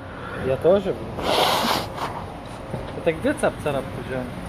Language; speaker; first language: Russian; non-native, learner; Bulgarian